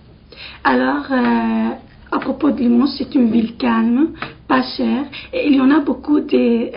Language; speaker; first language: French; non-native, local second language; Arabic